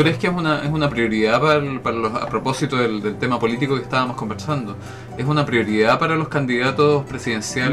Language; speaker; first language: Spanish; native; Spanish